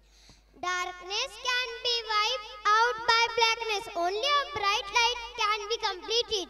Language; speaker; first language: English; non-native, learner; Marathi